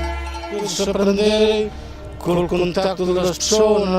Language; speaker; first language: Portuguese; non-native, local second language; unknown